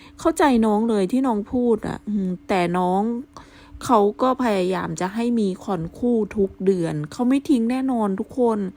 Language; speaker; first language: Thai; native; Thai